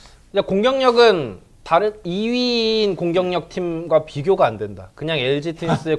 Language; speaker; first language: Korean; native; Korean